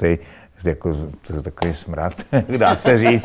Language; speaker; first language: Czech; native; Czech